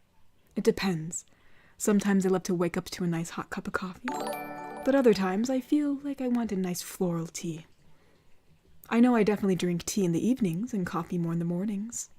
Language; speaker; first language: English; native; English